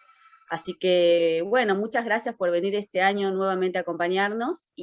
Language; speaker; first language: Spanish; native; Spanish